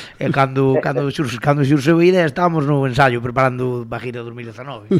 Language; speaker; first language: Galician; native; Galician